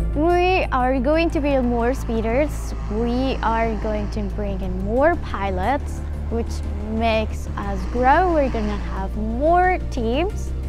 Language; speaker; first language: English; non-native, fluent; Spanish